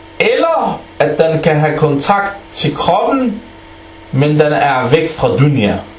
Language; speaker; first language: Danish; early bilingual, other home language; Arabic